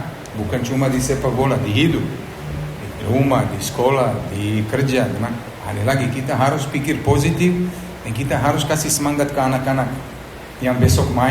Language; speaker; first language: Indonesian; non-native, fluent; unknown